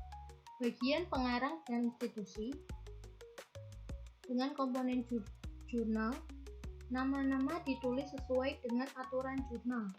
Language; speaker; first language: Indonesian; native; Indonesian